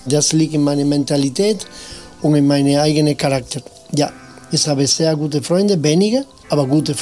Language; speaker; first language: German; non-native, fluent; Spanish